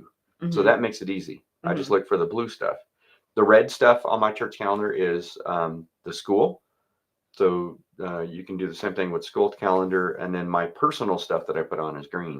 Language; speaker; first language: English; native; English